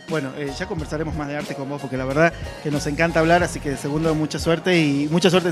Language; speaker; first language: Spanish; native; Spanish